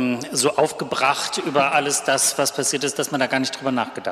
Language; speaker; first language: German; native; German